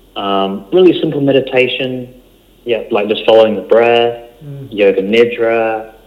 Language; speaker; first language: English; early bilingual, other home language; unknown